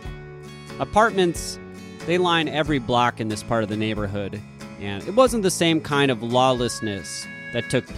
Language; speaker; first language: English; native; English